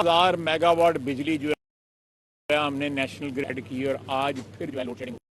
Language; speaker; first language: Urdu; non-native, local second language; Punjabi